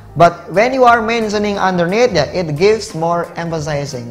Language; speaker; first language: English; non-native, fluent; Indonesian